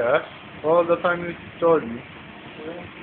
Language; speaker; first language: English; non-native, learner; Turkish